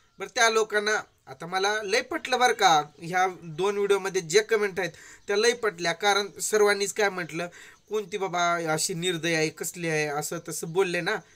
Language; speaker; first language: Marathi; non-native, local second language; Lambadi